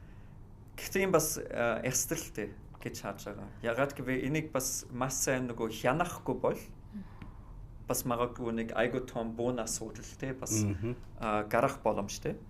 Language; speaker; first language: Mongolian; non-native, fluent; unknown